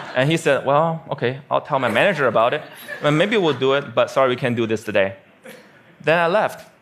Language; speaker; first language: English; non-native, fluent; Chinese